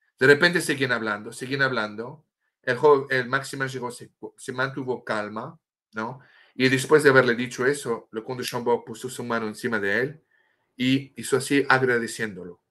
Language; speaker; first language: Spanish; non-native, fluent; French